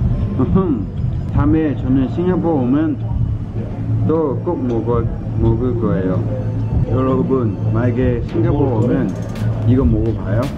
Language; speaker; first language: Korean; non-native, learner; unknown